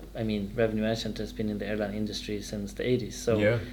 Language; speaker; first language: English; non-native, fluent; Swedish